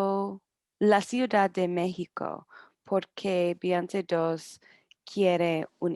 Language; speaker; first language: Spanish; non-native, learner; English